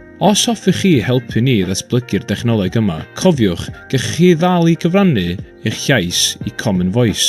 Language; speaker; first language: Welsh; native; Welsh